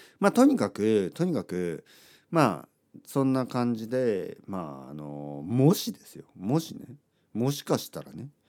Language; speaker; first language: Japanese; native; Japanese